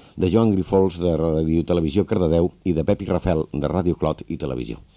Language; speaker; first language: Spanish; non-native, local second language; Catalan